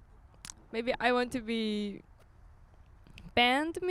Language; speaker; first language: English; non-native, learner; Korean